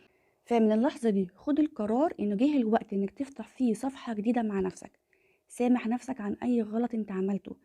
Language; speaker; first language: Arabic; native; Arabic